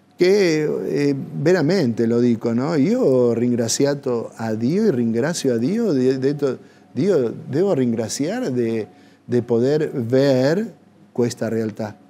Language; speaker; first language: Italian; non-native, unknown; Spanish